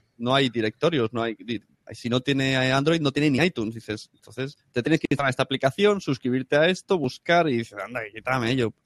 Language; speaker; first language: Spanish; native; Spanish